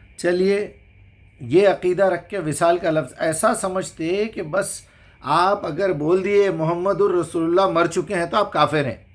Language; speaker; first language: Urdu; native; Urdu